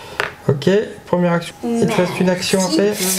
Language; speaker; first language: French; native; French